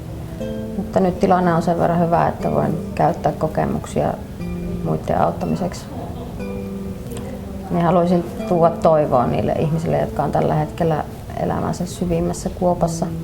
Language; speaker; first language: Finnish; native; Finnish